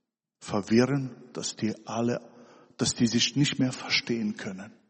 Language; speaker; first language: German; non-native, fluent; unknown